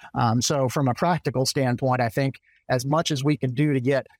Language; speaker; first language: English; native; English